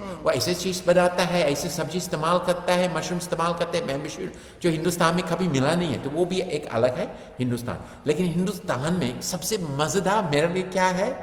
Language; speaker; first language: Hindi; non-native, fluent; English